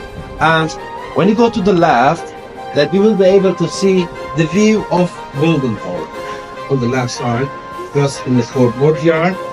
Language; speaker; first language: English; non-native, fluent; Turkish